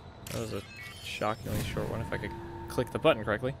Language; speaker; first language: English; native; English